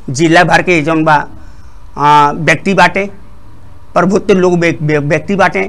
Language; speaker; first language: Bhojpuri; non-native, local second language; Rana Tharu